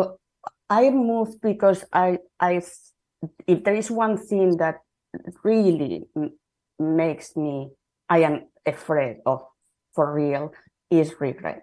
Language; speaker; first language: English; non-native, fluent; Spanish